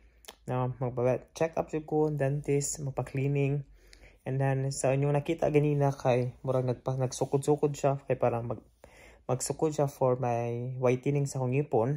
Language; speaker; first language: Cebuano; non-native, local second language; Filipino